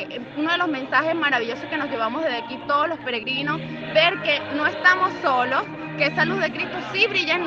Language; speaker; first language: Spanish; native; Spanish